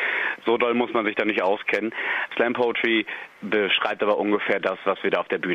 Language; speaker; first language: German; native; German